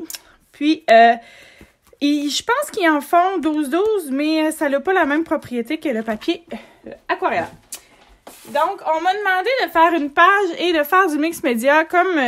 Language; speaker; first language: French; native; French